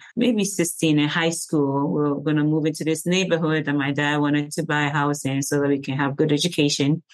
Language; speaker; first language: English; early bilingual, other home language; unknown